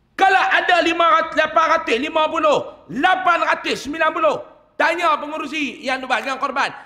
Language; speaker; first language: Malay; native; Malay